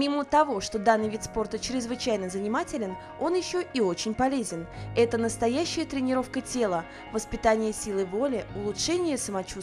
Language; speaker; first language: Russian; native; Russian